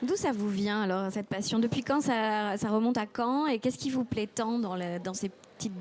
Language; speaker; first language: French; native; French